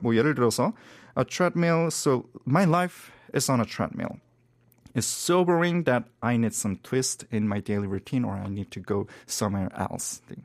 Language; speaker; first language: English; non-native, fluent; Korean